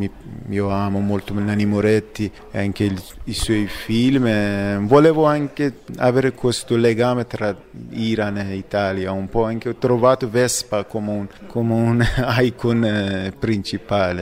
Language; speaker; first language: Italian; non-native, fluent; Persian